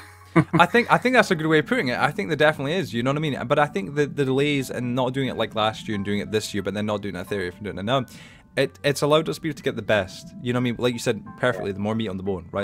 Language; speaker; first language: English; native; English